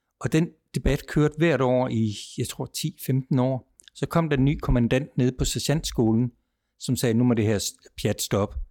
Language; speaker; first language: Danish; native; Danish